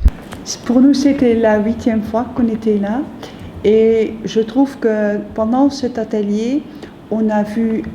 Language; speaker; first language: French; non-native, fluent; Dutch